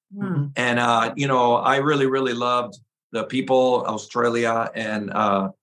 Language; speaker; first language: English; early bilingual, other home language; Spanish